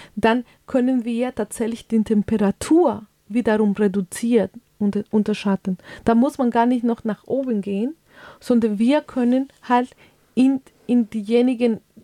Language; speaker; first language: German; non-native, fluent; Spanish